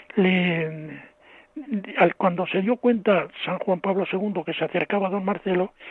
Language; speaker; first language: Spanish; native; Spanish